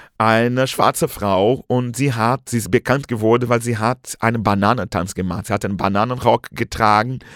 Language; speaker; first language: German; non-native, fluent; Portuguese